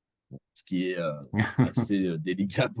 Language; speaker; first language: French; native; French